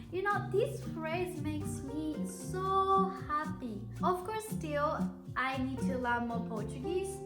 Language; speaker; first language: English; non-native, fluent; Japanese